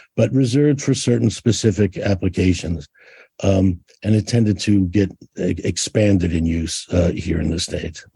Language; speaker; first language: English; native; English